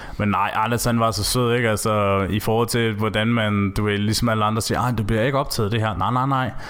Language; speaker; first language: Danish; native; Danish